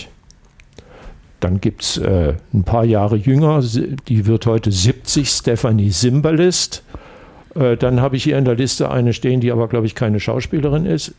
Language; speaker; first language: German; native; German